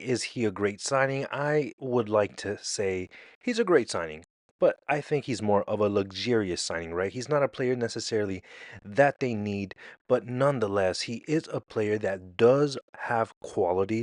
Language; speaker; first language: English; native; English